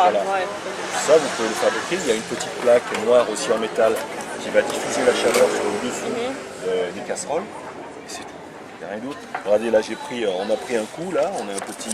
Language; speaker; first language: French; native; French